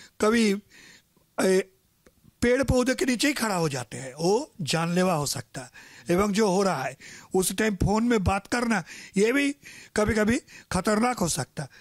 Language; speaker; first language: Hindi; non-native, local second language; Marathi